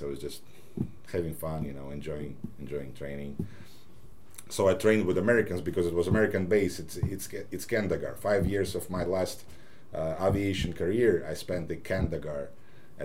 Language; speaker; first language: English; non-native, fluent; Ukrainian